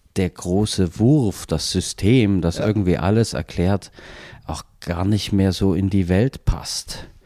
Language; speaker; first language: German; native; German